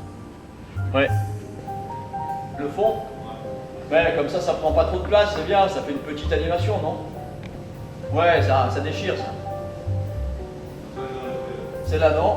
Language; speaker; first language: French; native; French